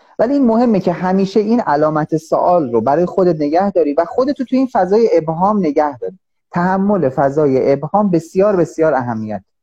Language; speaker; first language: Persian; native; Persian